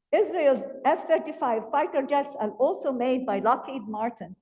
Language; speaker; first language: English; non-native, fluent; Arabic